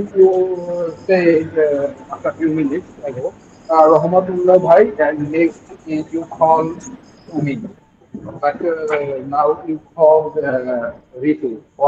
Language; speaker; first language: English; non-native, learner; Bangla